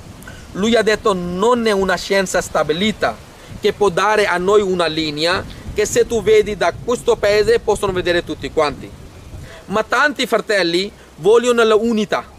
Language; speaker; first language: Italian; non-native, fluent; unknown